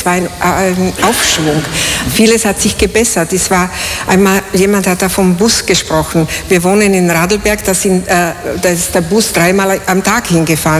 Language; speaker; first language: German; non-native, fluent; Slovak